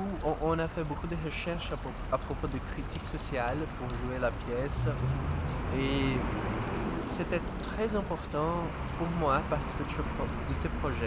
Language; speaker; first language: French; non-native, fluent; Portuguese